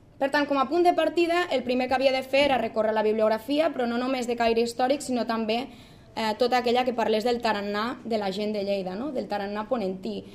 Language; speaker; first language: Catalan; native; Catalan